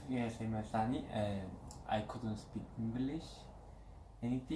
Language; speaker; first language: English; non-native, learner; Korean